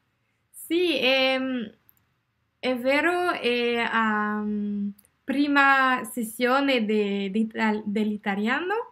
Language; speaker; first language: Italian; non-native, learner; French